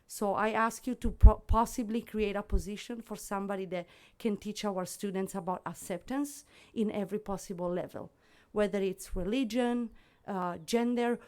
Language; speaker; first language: English; non-native, fluent; Italian